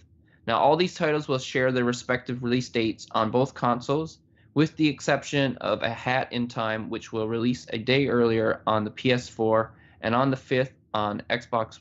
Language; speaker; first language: English; native; English